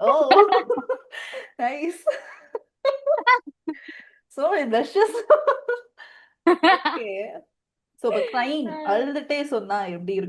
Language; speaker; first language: Tamil; native; Tamil